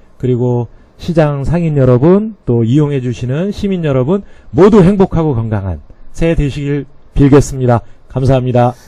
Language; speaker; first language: Korean; native; Korean